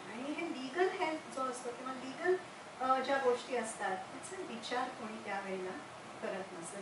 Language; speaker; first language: Marathi; non-native, local second language; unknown